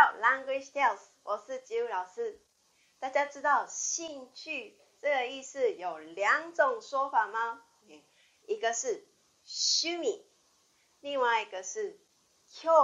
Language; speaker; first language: Chinese; non-native, fluent; Japanese